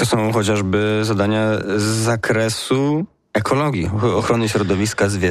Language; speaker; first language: Polish; native; Polish